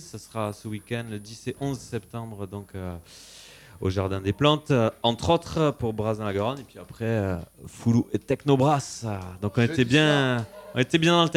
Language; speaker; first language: French; native; French